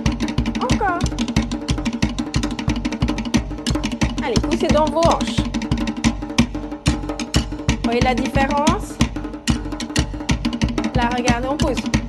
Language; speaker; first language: French; native; French